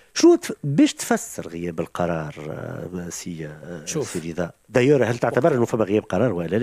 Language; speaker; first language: Arabic; native; Arabic